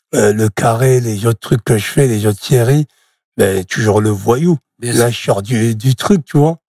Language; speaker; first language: French; native; French